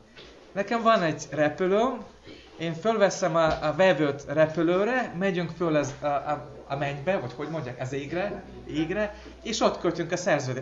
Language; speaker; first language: Hungarian; non-native, fluent; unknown